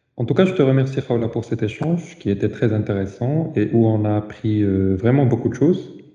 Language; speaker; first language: French; non-native, local second language; Arabic